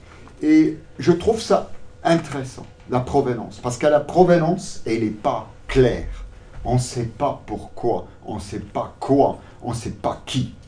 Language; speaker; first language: French; non-native, local second language; German